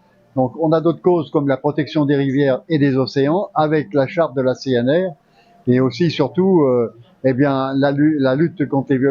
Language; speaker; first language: French; native; French